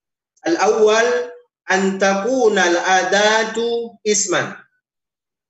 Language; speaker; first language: Arabic; non-native, fluent; Indonesian